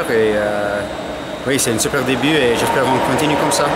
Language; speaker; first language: French; non-native, fluent; English